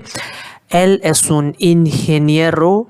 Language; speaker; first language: Spanish; non-native, fluent; Hindi